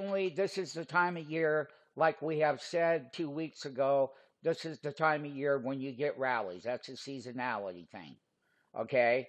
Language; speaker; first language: English; native; English